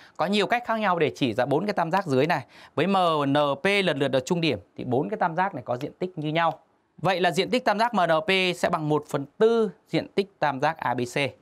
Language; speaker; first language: Vietnamese; native; Vietnamese